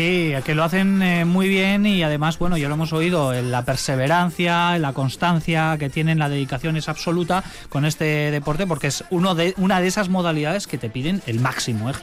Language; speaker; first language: Spanish; native; Spanish